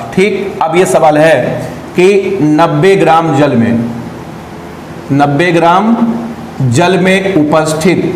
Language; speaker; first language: Hindi; native; Hindi